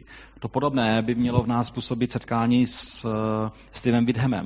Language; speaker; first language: Czech; native; Czech